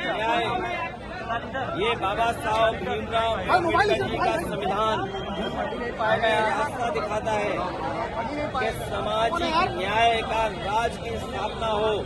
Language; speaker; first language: Hindi; native; Hindi